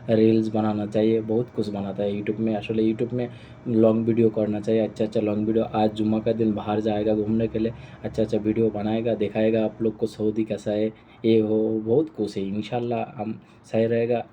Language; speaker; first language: Hindi; non-native, learner; Bangla